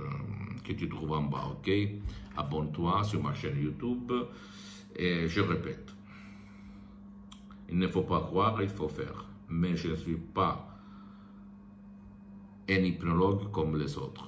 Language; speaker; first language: French; non-native, fluent; Italian